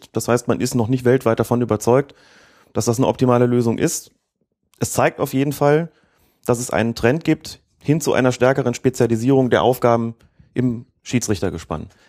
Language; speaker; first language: German; native; German